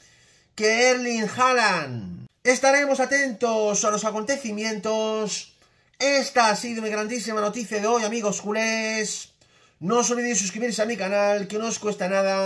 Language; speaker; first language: Spanish; native; Spanish